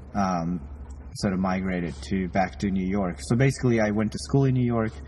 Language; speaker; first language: English; non-native, fluent; Japanese